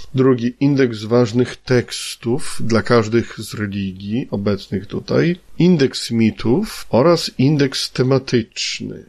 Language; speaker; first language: Polish; native; Polish